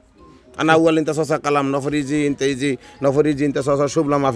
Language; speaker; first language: Arabic; non-native, learner; Bangla